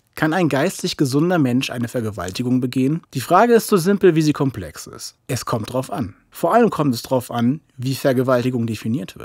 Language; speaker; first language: German; native; German